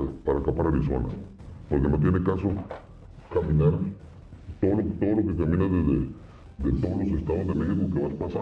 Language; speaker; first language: Spanish; native; Spanish